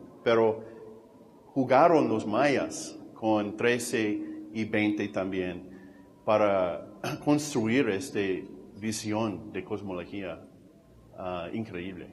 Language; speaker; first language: Spanish; non-native, fluent; English